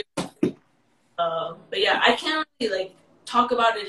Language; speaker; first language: English; native; English